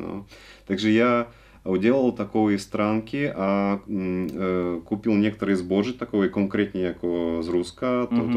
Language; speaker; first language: Czech; non-native, learner; Russian